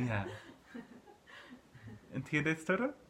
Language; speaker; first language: Spanish; non-native, learner; English